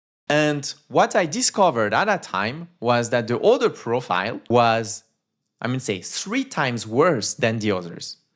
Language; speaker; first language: English; non-native, fluent; French